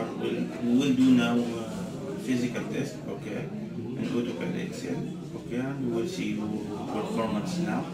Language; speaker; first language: English; non-native, learner; Arabic